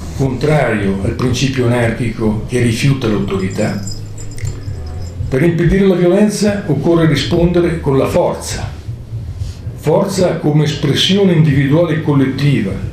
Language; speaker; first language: Italian; native; Italian